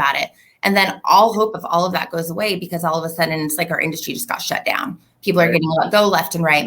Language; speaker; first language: English; native; English